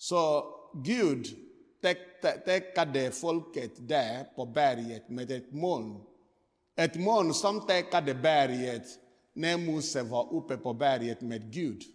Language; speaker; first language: Swedish; non-native, fluent; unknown